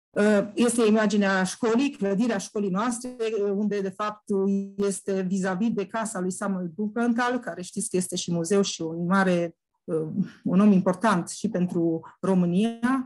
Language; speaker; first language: Romanian; native; Romanian